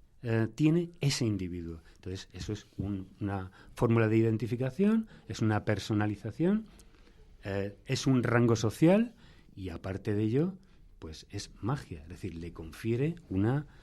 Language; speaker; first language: Spanish; native; Spanish